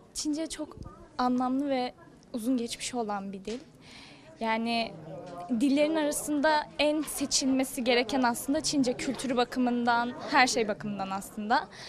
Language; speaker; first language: Turkish; non-native, fluent; Chinese